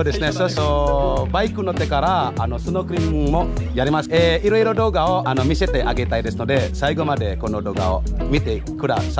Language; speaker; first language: Japanese; non-native, local second language; Indonesian